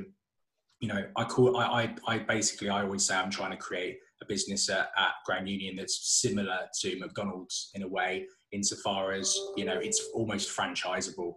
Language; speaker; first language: English; native; English